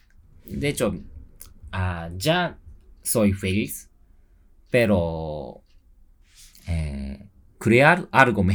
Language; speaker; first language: Spanish; non-native, learner; Japanese